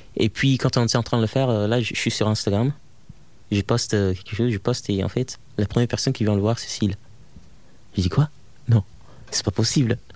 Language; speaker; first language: French; non-native, fluent; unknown